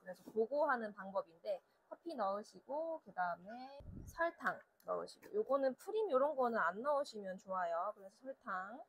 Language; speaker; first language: Korean; native; Korean